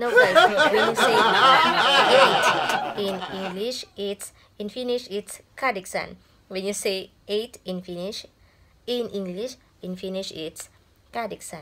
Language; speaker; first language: English; non-native, local second language; Filipino